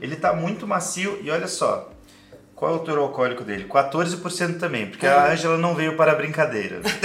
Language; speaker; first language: Portuguese; native; Portuguese